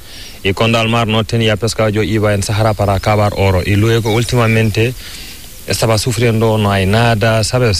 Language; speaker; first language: Spanish; non-native, learner; Fula